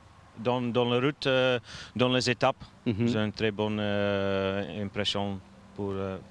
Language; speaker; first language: French; non-native, learner; Norwegian